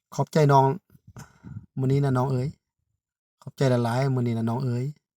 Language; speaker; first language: Lao; native; Lao